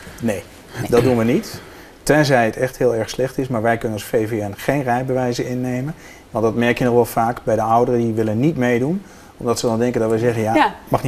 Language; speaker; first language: Dutch; native; Dutch